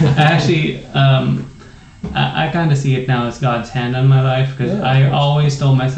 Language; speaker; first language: English; non-native, local second language; Filipino